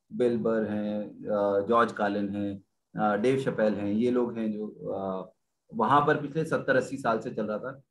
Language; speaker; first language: Hindi; native; Hindi